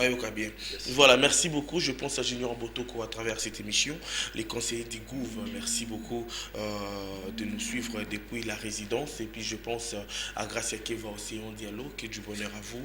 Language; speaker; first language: French; non-native, local second language; Lingala